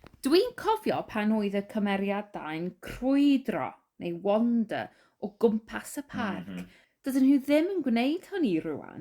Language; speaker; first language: Welsh; non-native, fluent; English